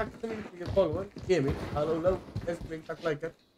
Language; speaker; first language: Swedish; native; Swedish